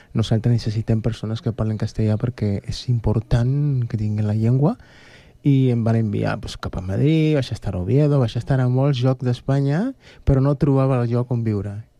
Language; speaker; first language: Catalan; non-native, fluent; Spanish